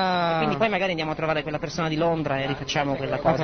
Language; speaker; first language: Italian; native; Italian